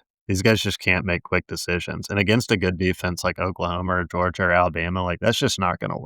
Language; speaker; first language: English; native; English